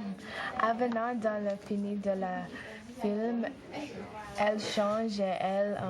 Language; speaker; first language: French; non-native, learner; English